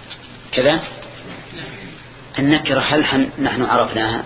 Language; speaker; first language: Arabic; native; Arabic